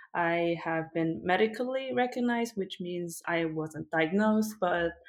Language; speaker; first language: English; early bilingual, other home language; Korean